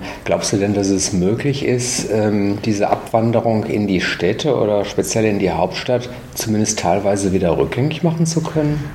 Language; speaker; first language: German; native; German